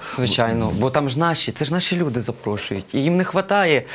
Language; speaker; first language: Ukrainian; native; Ukrainian